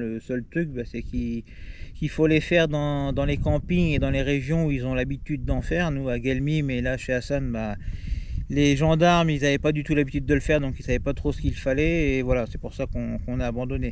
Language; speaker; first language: French; native; French